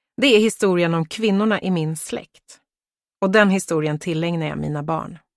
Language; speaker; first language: Swedish; early bilingual, other home language; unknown